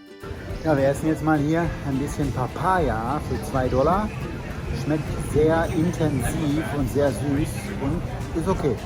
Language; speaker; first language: German; native; German